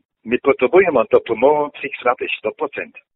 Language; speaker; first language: Ukrainian; non-native, learner; German